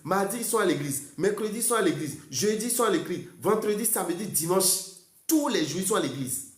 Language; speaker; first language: French; non-native, local second language; Fon